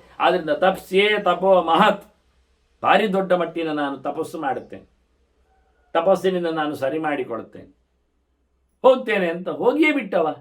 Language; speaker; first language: Kannada; native; Kannada